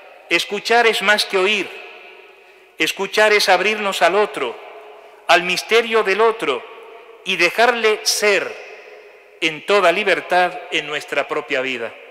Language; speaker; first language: Spanish; native; Spanish